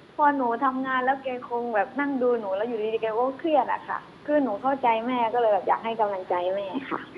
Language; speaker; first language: Thai; native; Thai